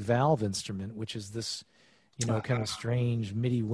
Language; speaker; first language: English; native; English